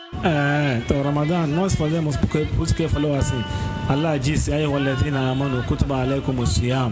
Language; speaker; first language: Portuguese; non-native, learner; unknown